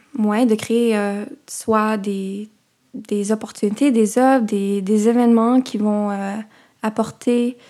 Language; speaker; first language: French; native; French